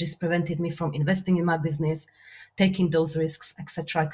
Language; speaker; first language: English; non-native, fluent; Slovak